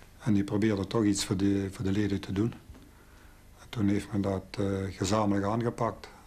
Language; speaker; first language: Dutch; native; Dutch